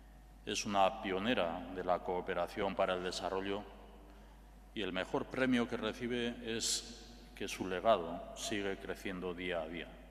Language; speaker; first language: Spanish; native; Spanish